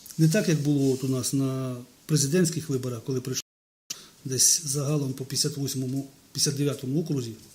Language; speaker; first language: Ukrainian; non-native, local second language; Russian